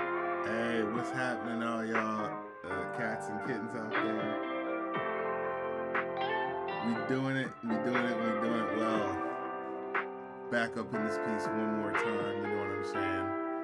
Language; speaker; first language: English; native; English